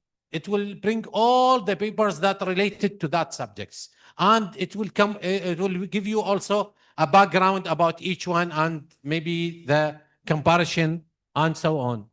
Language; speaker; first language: English; non-native, fluent; Arabic